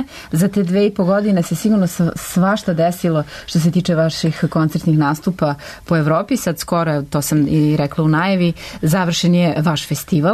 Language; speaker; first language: Serbian; native; Serbian